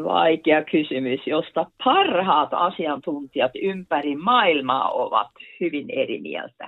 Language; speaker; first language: Finnish; non-native, fluent; Norwegian